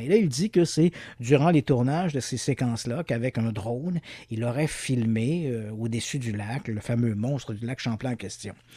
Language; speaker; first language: French; native; French